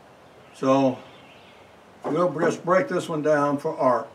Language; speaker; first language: English; native; English